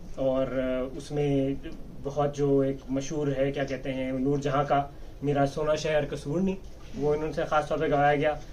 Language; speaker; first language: Urdu; native; Urdu